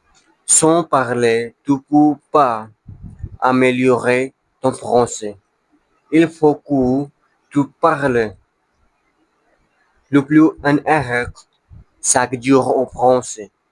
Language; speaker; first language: French; non-native, learner; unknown